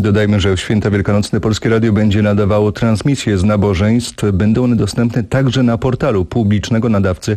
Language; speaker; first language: Polish; native; Polish